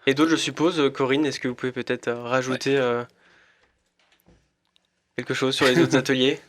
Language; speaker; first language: French; native; French